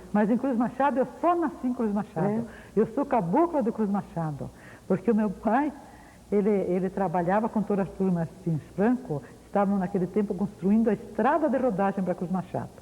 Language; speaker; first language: Portuguese; early bilingual, other home language; Ukrainian